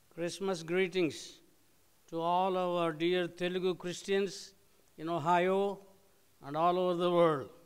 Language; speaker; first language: English; non-native, local second language; Telugu